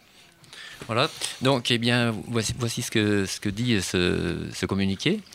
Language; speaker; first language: French; native; French